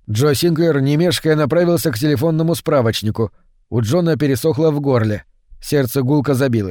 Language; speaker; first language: Russian; native; Russian